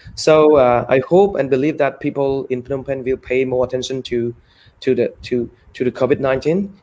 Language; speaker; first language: English; non-native, fluent; Khmer